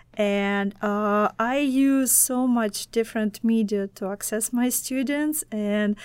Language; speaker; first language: English; non-native, fluent; Russian